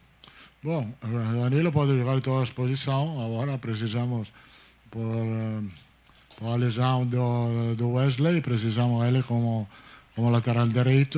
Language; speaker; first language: Portuguese; non-native, fluent; Italian